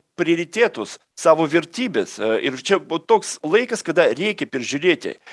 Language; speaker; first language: Lithuanian; non-native, fluent; Russian